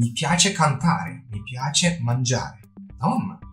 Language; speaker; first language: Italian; non-native, fluent; Turkish